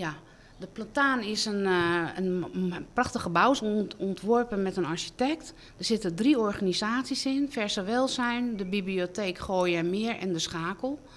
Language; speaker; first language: Dutch; native; Dutch